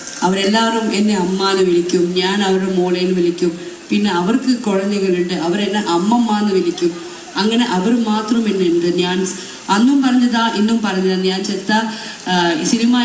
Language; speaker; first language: Malayalam; non-native, local second language; Tamil